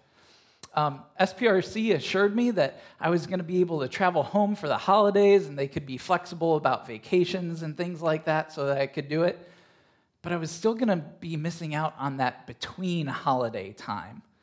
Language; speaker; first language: English; native; English